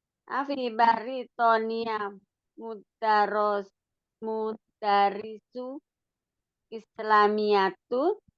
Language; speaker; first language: Arabic; non-native, learner; Indonesian